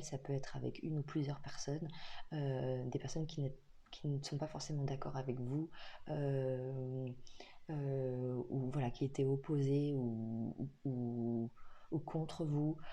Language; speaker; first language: French; native; French